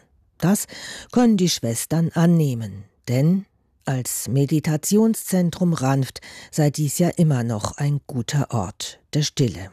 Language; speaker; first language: German; native; German